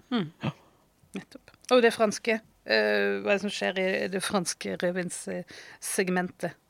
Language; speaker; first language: Norwegian; native; Norwegian